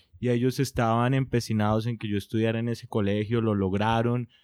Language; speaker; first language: Spanish; native; Spanish